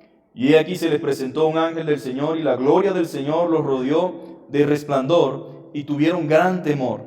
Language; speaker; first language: Spanish; native; Spanish